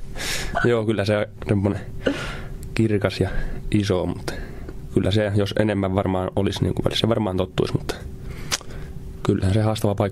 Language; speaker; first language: Finnish; native; Finnish